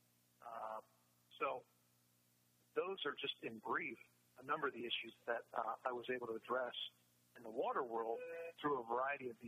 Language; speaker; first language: English; native; English